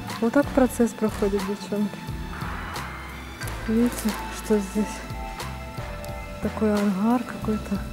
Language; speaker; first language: Russian; native; Russian